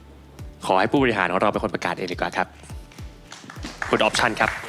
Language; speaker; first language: Thai; native; Thai